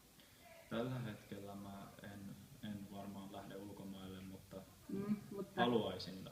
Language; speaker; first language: Finnish; native; Finnish